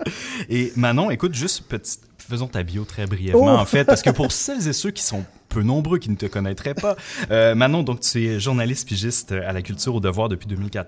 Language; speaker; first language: French; native; French